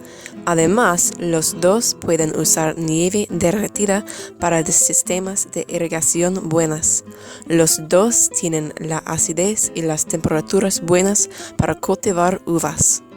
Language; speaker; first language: Spanish; non-native, learner; English